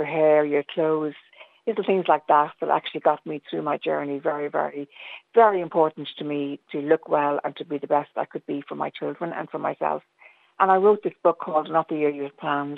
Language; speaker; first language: English; native; English